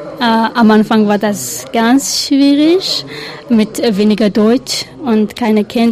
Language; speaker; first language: German; non-native, learner; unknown